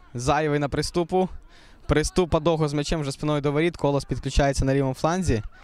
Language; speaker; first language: Ukrainian; non-native, local second language; Russian